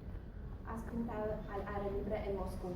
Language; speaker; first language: Spanish; non-native, learner; Russian